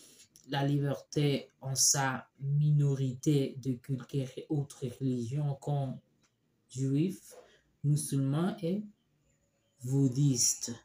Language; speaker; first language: French; non-native, learner; Spanish